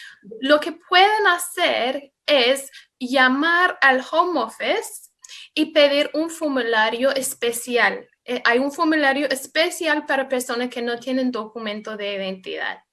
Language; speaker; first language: Spanish; non-native, fluent; English